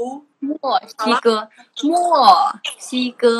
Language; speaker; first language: Chinese; non-native, learner; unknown